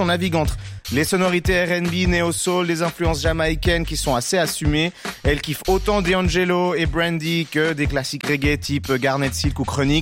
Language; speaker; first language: French; native; French